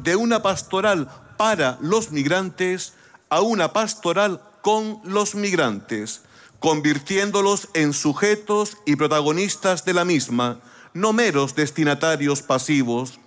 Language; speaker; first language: Spanish; native; Spanish